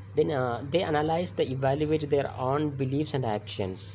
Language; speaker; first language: English; non-native, local second language; Malayalam